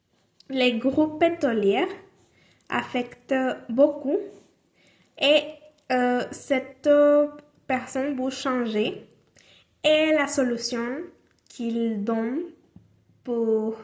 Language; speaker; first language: French; non-native, learner; Spanish